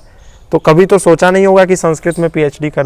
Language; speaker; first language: Hindi; native; Hindi